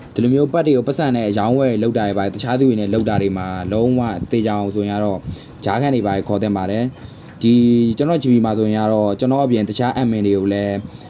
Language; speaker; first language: Burmese; native; Burmese